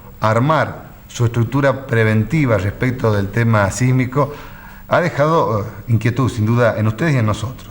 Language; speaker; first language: Spanish; native; Spanish